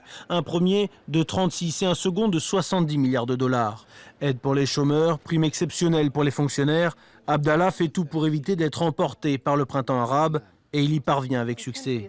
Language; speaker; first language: French; native; French